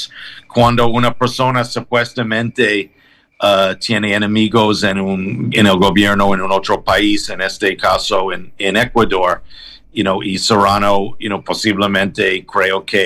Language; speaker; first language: Spanish; non-native, learner; English